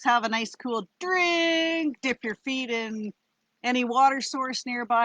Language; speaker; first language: English; native; English